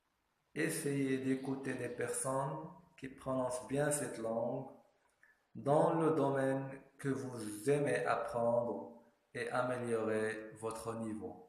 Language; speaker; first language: French; non-native, fluent; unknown